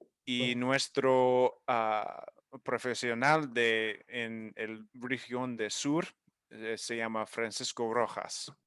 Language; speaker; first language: Spanish; non-native, learner; English